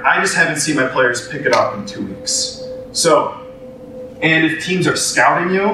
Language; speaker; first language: English; native; English